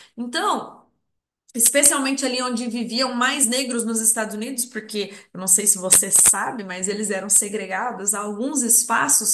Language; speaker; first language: Portuguese; native; Portuguese